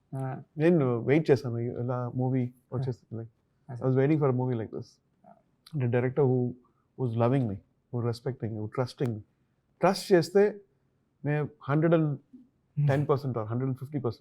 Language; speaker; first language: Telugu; non-native, learner; Tamil